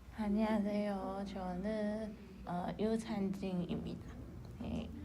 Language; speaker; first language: Korean; non-native, learner; Chinese